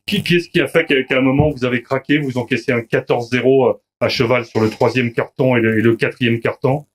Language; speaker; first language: French; native; French